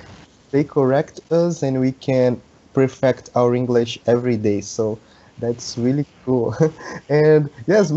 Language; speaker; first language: English; non-native, learner; Portuguese